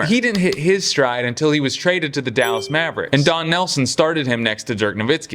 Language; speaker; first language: English; native; English